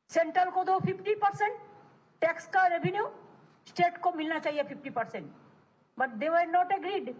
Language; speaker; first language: Hindi; non-native, local second language; Bangla